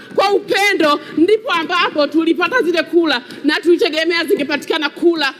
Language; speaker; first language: Swahili; native; Swahili